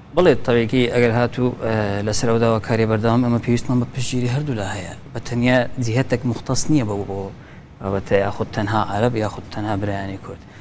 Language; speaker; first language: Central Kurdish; non-native, local second language; Azerbaijani